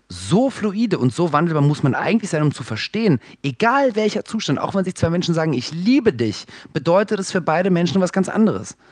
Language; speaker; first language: German; early bilingual, other home language; Russian